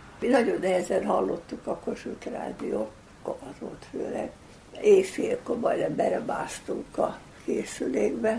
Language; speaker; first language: Hungarian; native; Hungarian